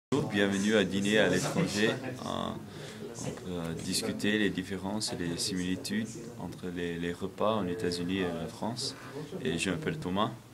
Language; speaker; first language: French; non-native, learner; English